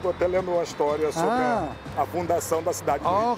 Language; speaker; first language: Portuguese; native; Portuguese